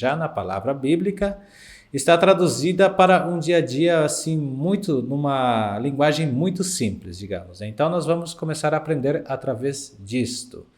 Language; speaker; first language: Portuguese; non-native, fluent; Guarani